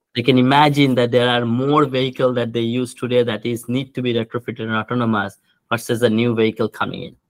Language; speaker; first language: English; non-native, local second language; Bangla